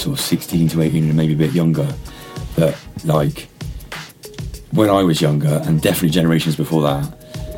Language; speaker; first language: English; native; English